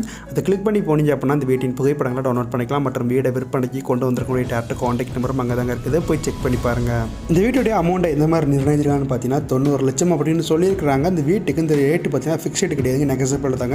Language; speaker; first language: Tamil; native; Tamil